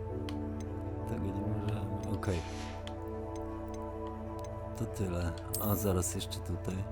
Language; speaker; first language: Polish; native; Polish